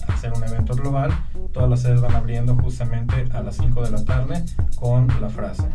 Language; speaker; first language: Spanish; native; Spanish